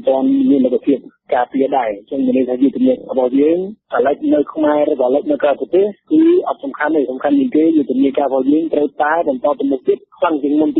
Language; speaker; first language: Khmer; non-native, fluent; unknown